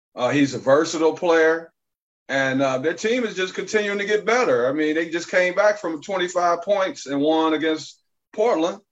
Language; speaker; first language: English; native; English